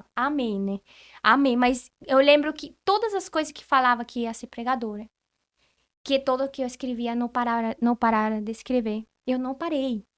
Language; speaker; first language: Portuguese; non-native, fluent; Spanish